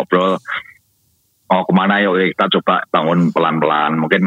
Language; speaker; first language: Indonesian; native; Indonesian